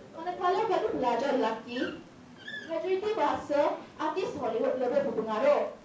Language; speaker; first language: Malay; non-native, local second language; Chinese